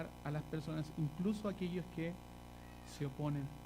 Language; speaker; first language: Spanish; native; Spanish